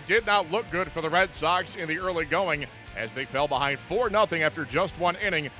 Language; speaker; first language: English; native; English